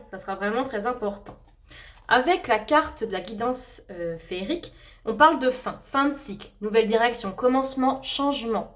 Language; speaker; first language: French; native; French